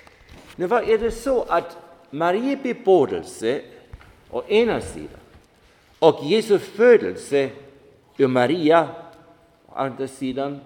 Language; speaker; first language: Swedish; non-native, fluent; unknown